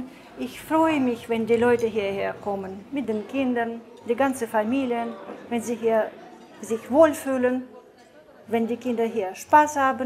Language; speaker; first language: German; non-native, fluent; Russian